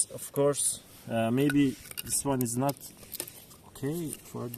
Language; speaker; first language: English; non-native, learner; Turkish